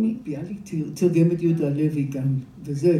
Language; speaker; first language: Hebrew; non-native, fluent; English